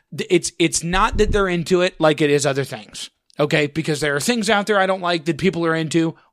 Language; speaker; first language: English; native; English